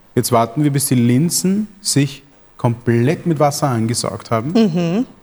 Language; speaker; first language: German; early bilingual, other home language; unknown